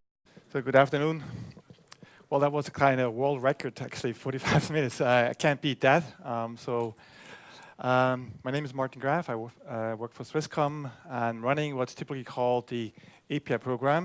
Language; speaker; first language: English; non-native, fluent; German